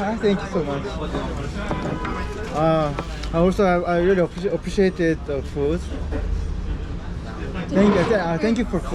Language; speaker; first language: English; non-native, learner; Korean